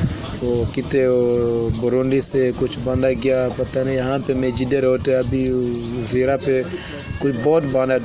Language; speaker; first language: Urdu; non-native, learner; Swahili